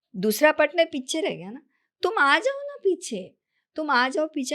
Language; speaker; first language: Hindi; non-native, local second language; Marathi